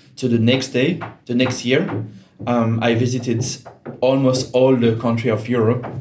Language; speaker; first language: English; non-native, fluent; French